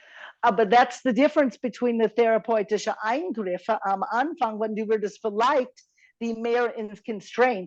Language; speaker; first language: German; non-native, fluent; English